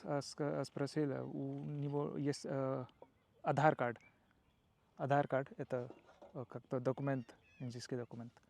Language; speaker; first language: Russian; non-native, learner; Hindi